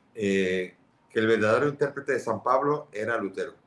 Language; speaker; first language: Spanish; early bilingual, other home language; Catalan